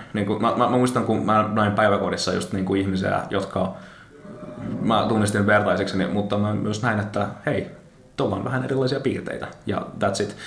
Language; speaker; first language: Finnish; native; Finnish